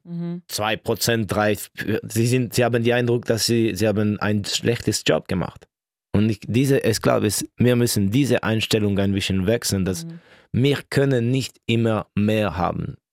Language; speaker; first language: German; non-native, local second language; French